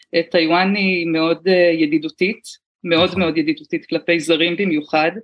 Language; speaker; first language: Hebrew; native; Hebrew